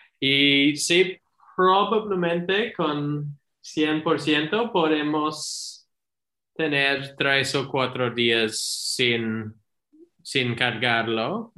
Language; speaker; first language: Spanish; non-native, learner; English